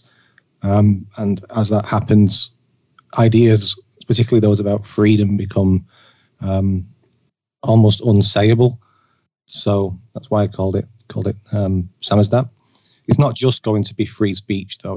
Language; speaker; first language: English; native; English